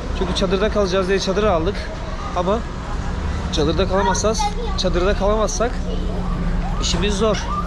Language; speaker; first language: Turkish; native; Turkish